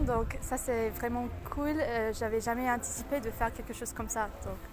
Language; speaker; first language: French; non-native, fluent; English